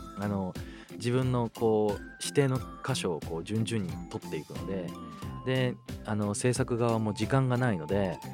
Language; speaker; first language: Japanese; native; Japanese